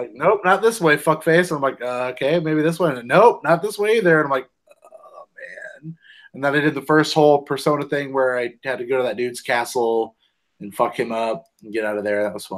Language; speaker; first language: English; native; English